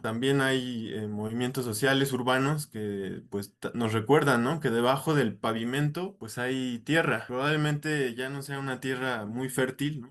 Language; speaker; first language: Spanish; native; Spanish